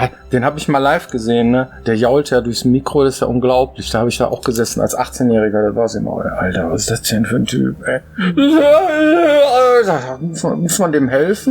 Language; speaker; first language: German; native; German